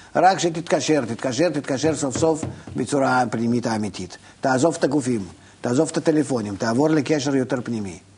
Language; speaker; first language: Hebrew; non-native, fluent; Russian